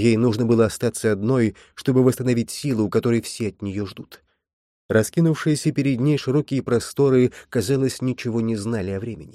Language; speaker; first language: Russian; native; Russian